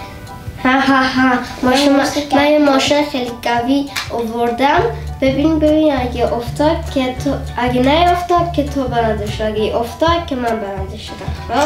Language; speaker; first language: Persian; early bilingual, heritage; Persian